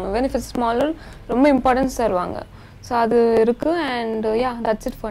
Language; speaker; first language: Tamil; non-native, local second language; Telugu